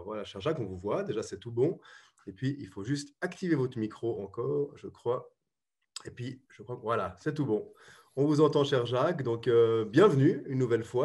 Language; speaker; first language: French; native; French